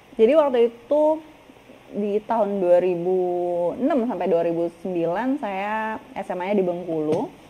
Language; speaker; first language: Indonesian; native; Indonesian